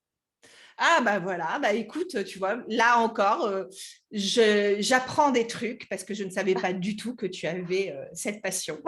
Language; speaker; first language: French; native; French